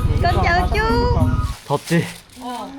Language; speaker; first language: Korean; non-native, fluent; Vietnamese